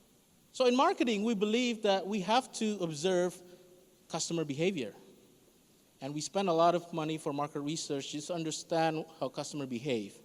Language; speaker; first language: English; non-native, fluent; Indonesian